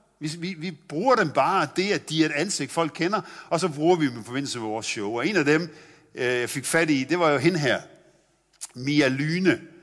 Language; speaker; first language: Danish; native; Danish